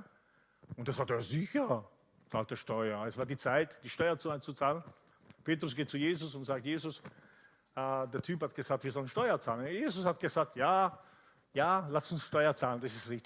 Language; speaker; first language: German; non-native, fluent; Italian